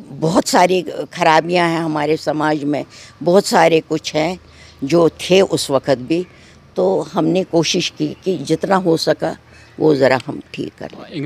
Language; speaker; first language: Urdu; non-native, local second language; Kashmiri